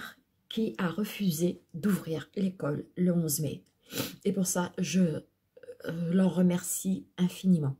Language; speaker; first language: French; native; French